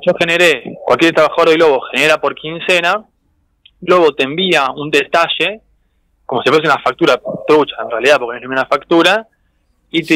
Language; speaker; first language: Spanish; native; Spanish